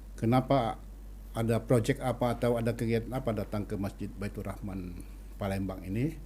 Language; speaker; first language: Indonesian; native; Indonesian